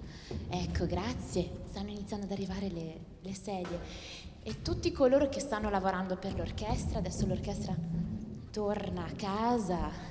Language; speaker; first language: Italian; native; Italian